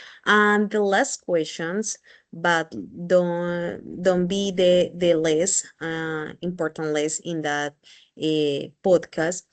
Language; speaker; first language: English; non-native, learner; Spanish